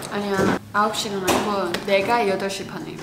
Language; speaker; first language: Korean; early bilingual, heritage; English